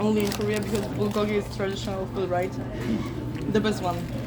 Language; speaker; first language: English; non-native, fluent; Polish